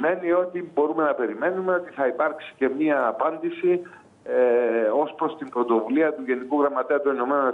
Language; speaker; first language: Greek; native; Greek